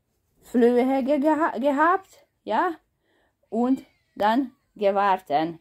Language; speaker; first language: German; non-native, learner; Hungarian